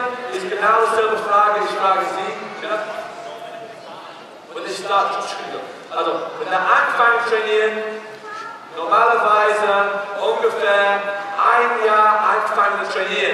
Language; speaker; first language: German; non-native, learner; English